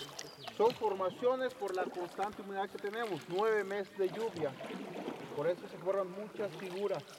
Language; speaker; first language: Spanish; native; Spanish